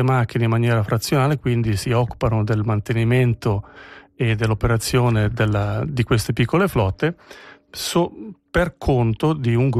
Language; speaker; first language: Italian; native; Italian